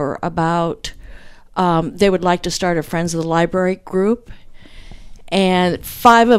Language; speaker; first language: English; native; English